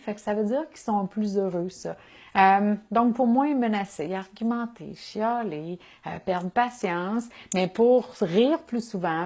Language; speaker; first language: French; native; French